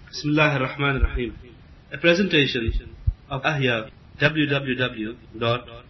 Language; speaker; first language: Urdu; non-native, local second language; Punjabi